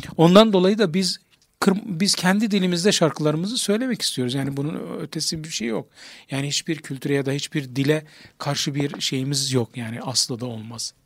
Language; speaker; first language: Turkish; non-native, local second language; Kurdish